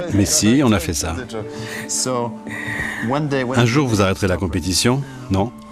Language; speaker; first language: French; native; French